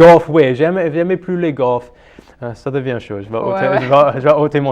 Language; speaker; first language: French; non-native, local second language; English